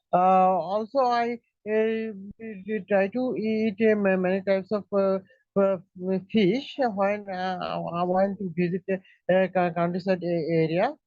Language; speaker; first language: English; non-native, learner; Bangla